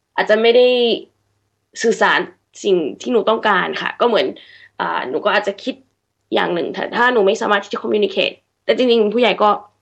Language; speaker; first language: Thai; early bilingual, heritage; Thai